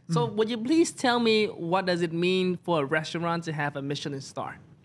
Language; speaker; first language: English; non-native, fluent; Vietnamese